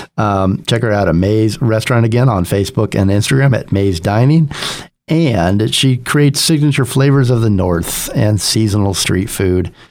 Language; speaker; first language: English; native; English